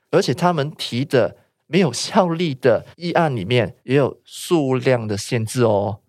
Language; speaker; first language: Chinese; non-native, local second language; Cantonese